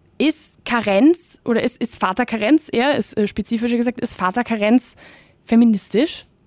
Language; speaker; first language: German; native; German